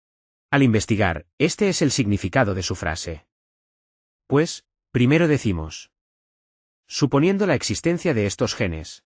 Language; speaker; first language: Spanish; non-native, fluent; Arabic